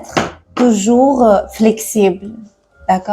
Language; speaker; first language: French; non-native, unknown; Tajik